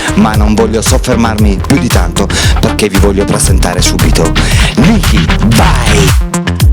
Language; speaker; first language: Italian; native; Italian